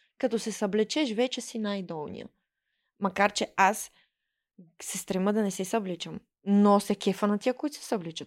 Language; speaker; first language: Bulgarian; early bilingual, heritage; Bulgarian